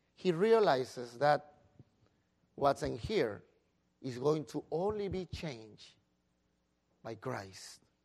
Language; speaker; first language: English; non-native, fluent; Spanish